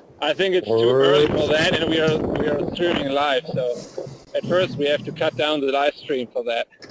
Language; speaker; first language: English; non-native, fluent; German